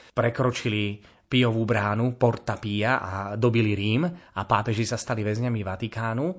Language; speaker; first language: Slovak; native; Slovak